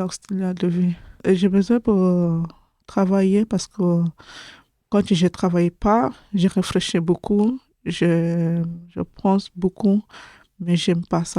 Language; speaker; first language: French; non-native, learner; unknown